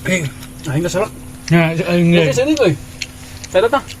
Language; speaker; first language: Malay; non-native, local second language; Sundanese